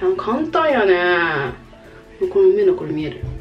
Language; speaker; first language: Japanese; native; Japanese